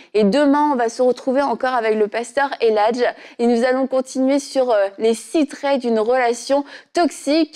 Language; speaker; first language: French; native; French